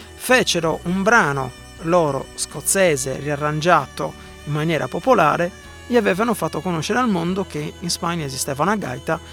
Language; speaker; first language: Italian; native; Italian